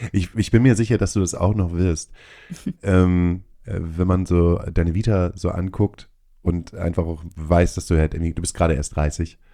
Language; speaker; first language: German; native; German